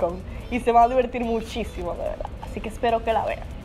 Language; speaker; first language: Spanish; native; Spanish